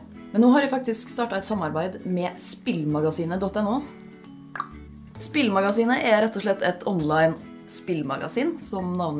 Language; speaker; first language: Norwegian; native; Norwegian